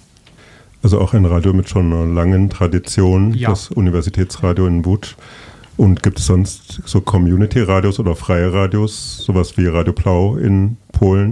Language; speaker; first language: German; native; German